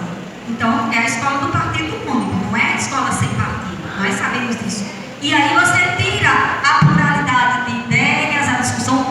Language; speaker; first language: Portuguese; native; Portuguese